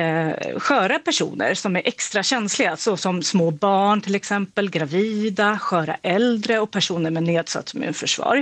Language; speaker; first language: Swedish; native; Swedish